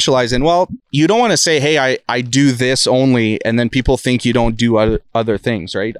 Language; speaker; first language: English; non-native, fluent; French